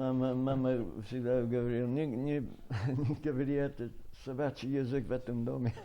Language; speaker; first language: Russian; early bilingual, heritage; Russian